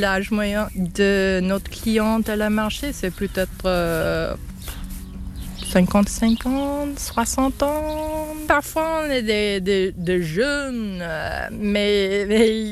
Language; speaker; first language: French; non-native, learner; English